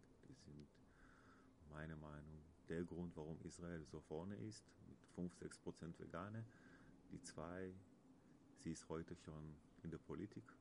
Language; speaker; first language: German; non-native, learner; Hebrew